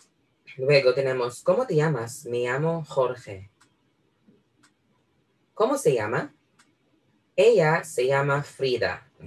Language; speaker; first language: Spanish; non-native, fluent; Filipino